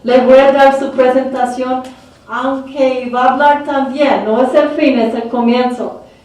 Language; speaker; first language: Spanish; early bilingual, heritage; Spanish